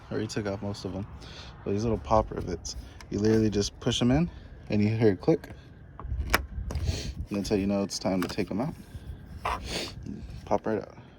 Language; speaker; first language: English; native; English